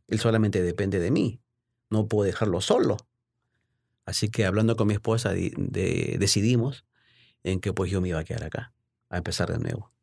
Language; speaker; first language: Spanish; native; Spanish